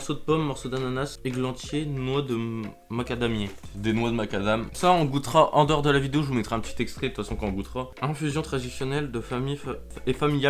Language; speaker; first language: French; native; French